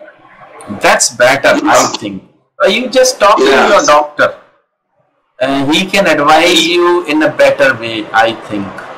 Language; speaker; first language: English; non-native, local second language; Hindi